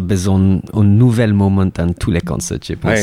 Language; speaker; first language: French; non-native, learner; English